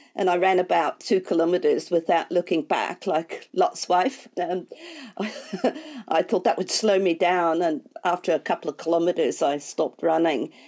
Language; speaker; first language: English; native; English